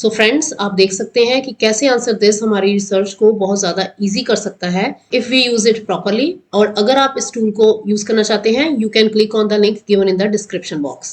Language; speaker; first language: Hindi; native; Hindi